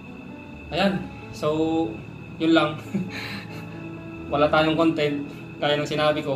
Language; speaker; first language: Filipino; native; Filipino